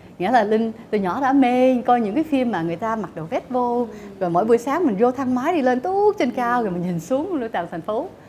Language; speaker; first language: Vietnamese; early bilingual, heritage; Vietnamese